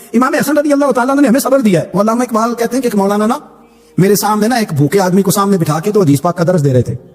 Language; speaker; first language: Urdu; non-native, local second language; Punjabi